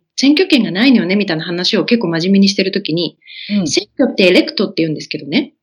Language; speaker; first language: Japanese; native; Japanese